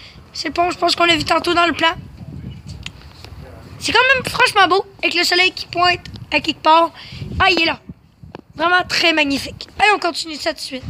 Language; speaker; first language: French; native; French